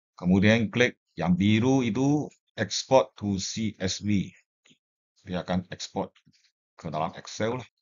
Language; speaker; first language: Malay; non-native, local second language; Chinese